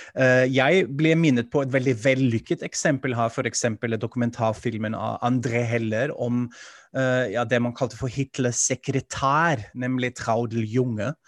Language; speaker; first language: Norwegian; non-native, fluent; German